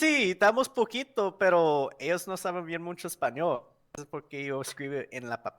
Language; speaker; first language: Spanish; non-native, learner; English